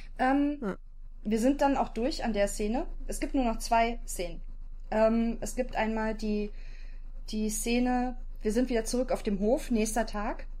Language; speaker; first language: German; native; German